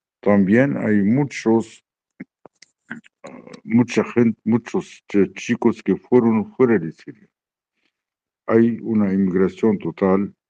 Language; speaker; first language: Spanish; non-native, learner; Arabic